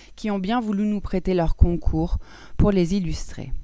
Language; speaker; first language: French; native; French